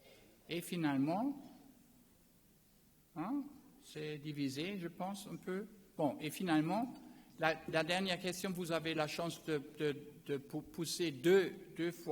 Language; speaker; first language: French; non-native, learner; German